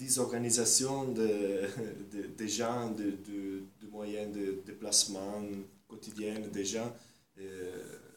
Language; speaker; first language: French; non-native, fluent; Italian